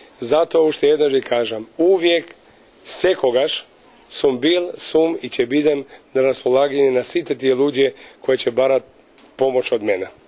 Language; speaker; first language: Macedonian; early bilingual, heritage; Albanian